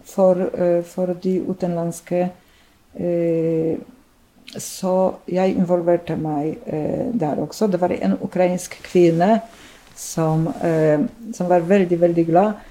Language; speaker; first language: Norwegian; non-native, fluent; Polish